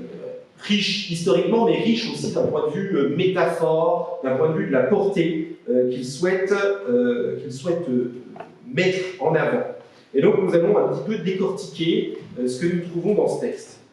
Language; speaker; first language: French; native; French